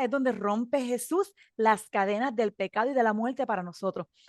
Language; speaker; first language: Spanish; native; Spanish